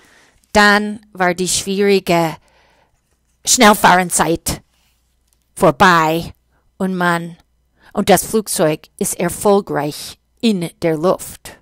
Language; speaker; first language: German; non-native, fluent; English